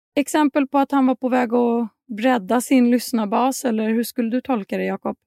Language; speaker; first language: Swedish; native; Swedish